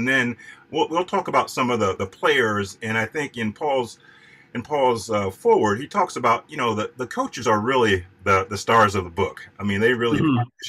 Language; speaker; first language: English; native; English